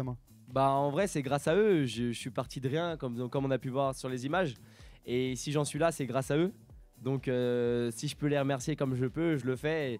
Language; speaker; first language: French; native; French